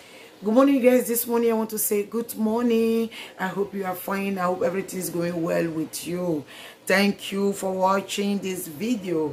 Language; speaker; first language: English; non-native, learner; French